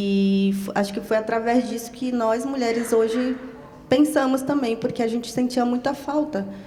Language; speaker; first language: Portuguese; non-native, local second language; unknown